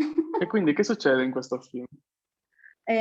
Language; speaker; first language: Italian; non-native, fluent; Spanish